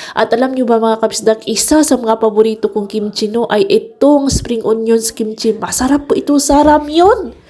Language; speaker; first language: Filipino; non-native, local second language; Cebuano